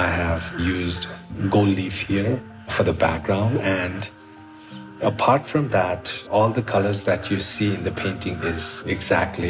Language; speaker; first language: English; non-native, local second language; Sherpa